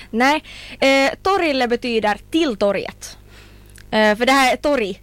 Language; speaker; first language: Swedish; native; Swedish